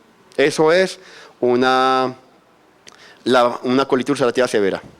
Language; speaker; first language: Spanish; native; Spanish